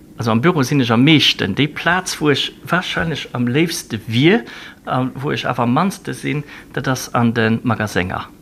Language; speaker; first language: Luxembourgish; native; Luxembourgish